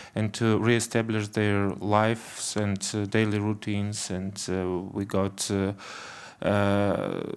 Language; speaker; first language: English; non-native, fluent; Ukrainian